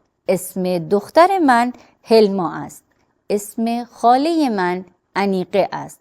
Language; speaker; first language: Persian; non-native, fluent; Urdu